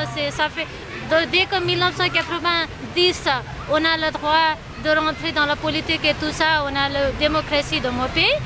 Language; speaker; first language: French; non-native, learner; Nepali